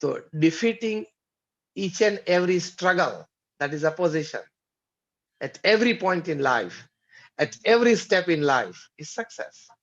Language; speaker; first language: English; non-native, local second language; Gujarati